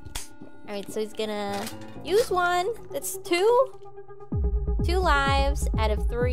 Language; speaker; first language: English; native; English